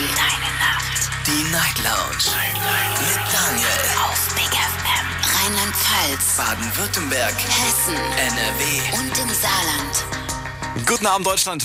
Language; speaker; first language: German; native; German